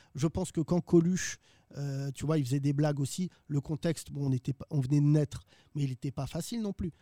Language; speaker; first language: French; early bilingual, other home language; Arabic